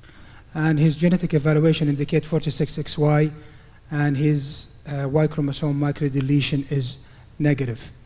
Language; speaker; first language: English; non-native, fluent; Arabic